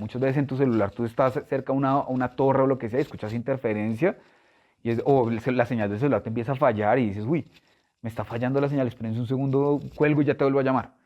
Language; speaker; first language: Spanish; native; Spanish